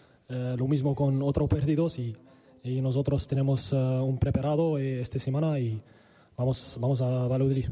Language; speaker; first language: Spanish; non-native, learner; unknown